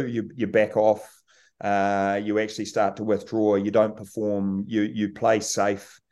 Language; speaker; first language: English; native; English